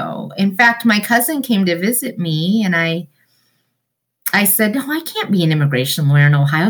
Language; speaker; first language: English; early bilingual, other home language; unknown